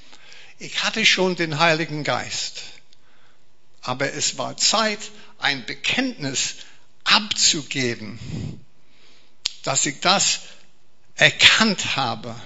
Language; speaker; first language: German; non-native, fluent; English